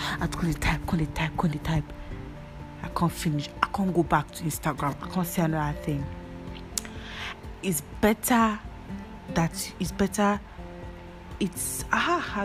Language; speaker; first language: English; non-native, local second language; Yoruba